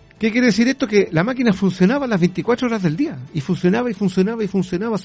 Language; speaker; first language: Spanish; native; Spanish